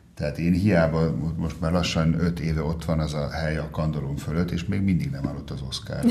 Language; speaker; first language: Hungarian; early bilingual, heritage; Hungarian